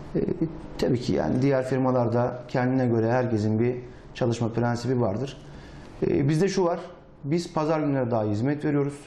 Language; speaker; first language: Turkish; native; Turkish